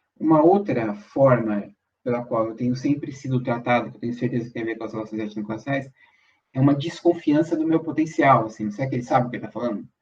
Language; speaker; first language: Portuguese; native; Portuguese